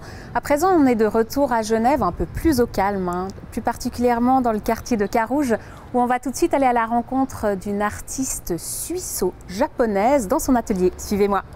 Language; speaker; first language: French; native; French